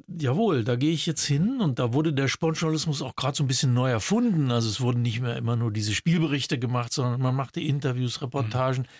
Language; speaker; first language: German; native; German